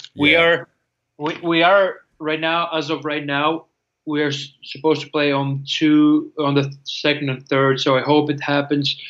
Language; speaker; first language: English; non-native, fluent; Latvian